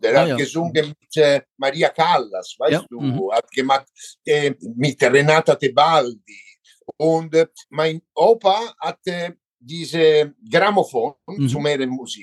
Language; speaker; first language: German; non-native, learner; Italian